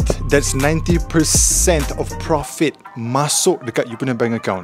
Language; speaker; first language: English; non-native, local second language; Malay